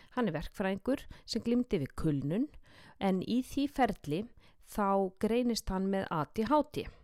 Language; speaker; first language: Icelandic; native; Icelandic